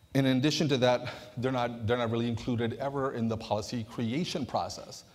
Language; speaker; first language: English; native; English